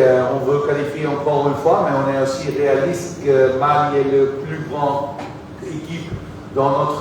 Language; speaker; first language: French; non-native, fluent; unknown